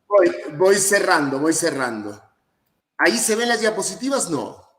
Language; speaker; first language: Spanish; native; Spanish